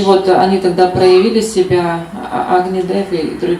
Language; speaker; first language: Russian; native; Russian